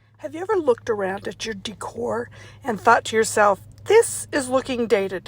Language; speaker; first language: English; native; English